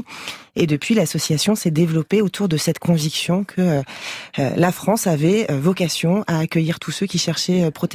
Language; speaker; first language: French; native; French